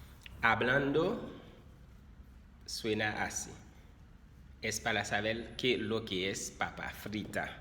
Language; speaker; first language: Spanish; non-native, fluent; Haitian Creole